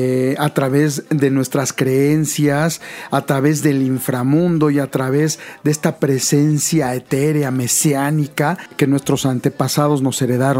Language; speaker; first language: Spanish; native; Spanish